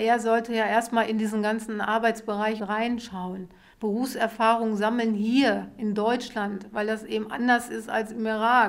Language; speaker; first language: German; native; German